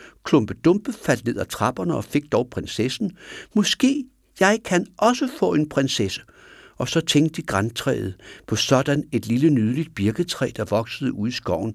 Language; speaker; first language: Danish; native; Danish